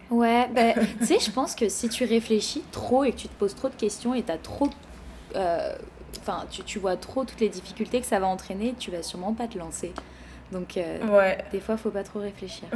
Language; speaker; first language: French; native; French